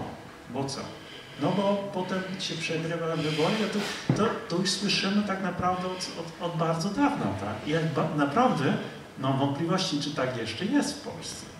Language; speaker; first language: Polish; non-native, fluent; Dutch